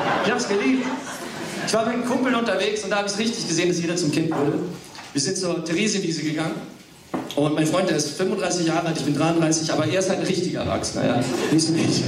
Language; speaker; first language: German; early bilingual, other home language; English